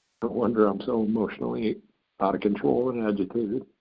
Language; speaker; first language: English; native; English